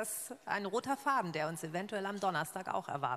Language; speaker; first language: German; native; German